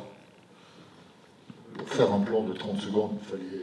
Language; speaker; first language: French; native; French